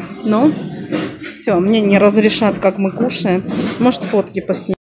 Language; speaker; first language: Russian; non-native, local second language; Armenian